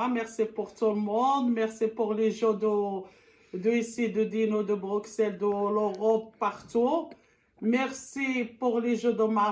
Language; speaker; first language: French; non-native, learner; Arabic